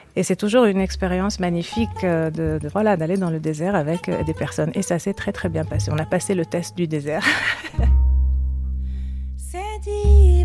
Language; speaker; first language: French; non-native, local second language; Arabic